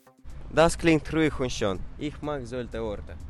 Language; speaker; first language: German; non-native, learner; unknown